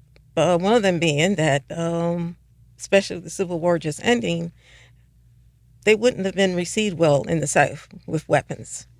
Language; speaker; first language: English; native; English